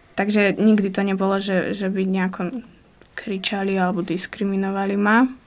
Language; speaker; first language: Slovak; native; Slovak